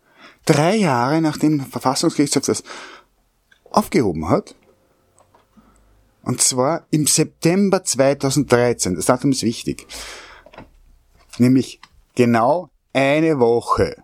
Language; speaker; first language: German; native; German